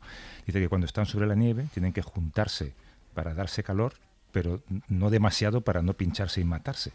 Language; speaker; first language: Spanish; native; Spanish